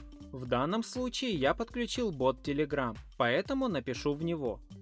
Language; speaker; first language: Russian; native; Russian